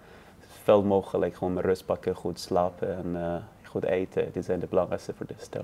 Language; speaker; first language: Dutch; non-native, learner; Persian